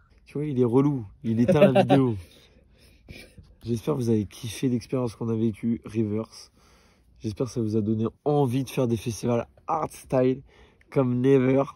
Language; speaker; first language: French; native; French